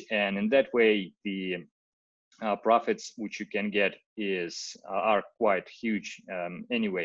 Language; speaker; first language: English; non-native, fluent; Russian